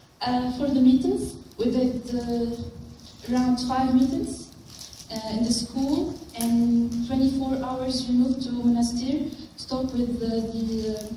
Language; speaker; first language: English; non-native, local second language; Arabic